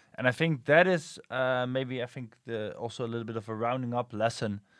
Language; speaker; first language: English; non-native, fluent; Dutch